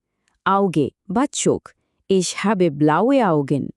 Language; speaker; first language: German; non-native, fluent; Bangla